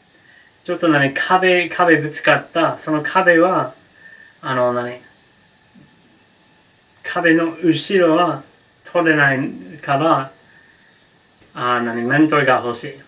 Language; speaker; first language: Japanese; non-native, learner; English